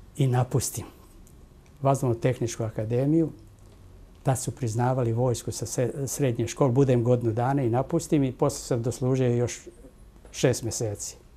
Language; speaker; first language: Serbian; native; Serbian